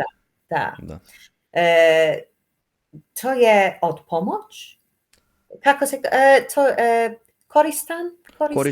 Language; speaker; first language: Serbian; non-native, learner; English